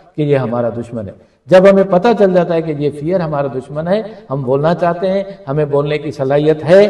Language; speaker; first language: Urdu; non-native, local second language; Sindhi